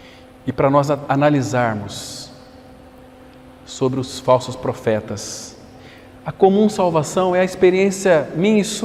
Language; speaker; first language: Portuguese; native; Portuguese